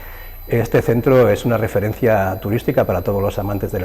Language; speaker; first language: Spanish; native; Spanish